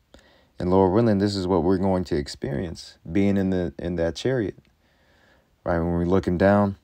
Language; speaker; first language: English; native; English